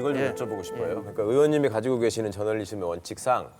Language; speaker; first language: Korean; native; Korean